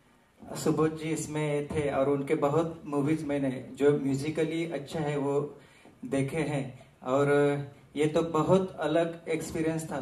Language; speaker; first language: Hindi; non-native, local second language; Marathi